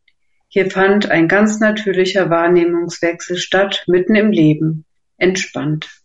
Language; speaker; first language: German; native; German